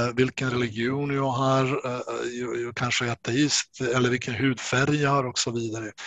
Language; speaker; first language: Swedish; non-native, fluent; Bosnian